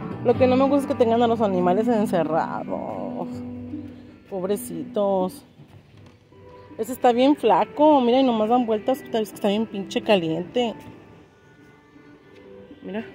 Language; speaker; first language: Spanish; native; Spanish